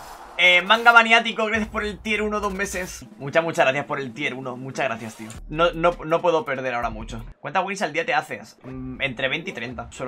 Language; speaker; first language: Spanish; native; Spanish